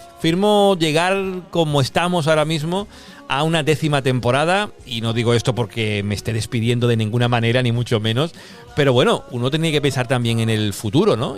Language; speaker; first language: Spanish; native; Spanish